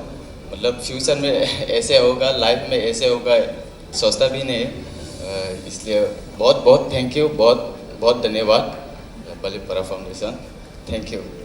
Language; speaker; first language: Hindi; non-native, local second language; Mizo